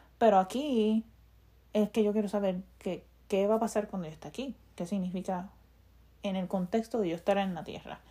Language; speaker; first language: Spanish; early bilingual, heritage; Spanish